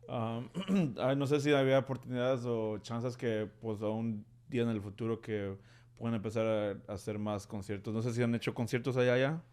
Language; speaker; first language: Spanish; early bilingual, heritage; Spanish